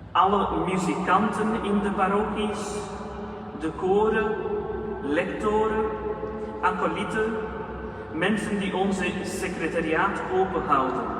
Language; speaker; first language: Dutch; non-native, fluent; Urdu